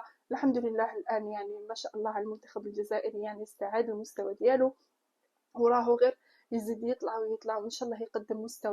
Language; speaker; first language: Arabic; native; Arabic